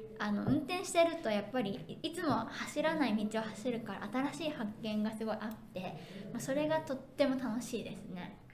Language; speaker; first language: Japanese; native; Japanese